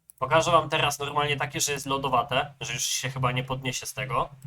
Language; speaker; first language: Polish; native; Polish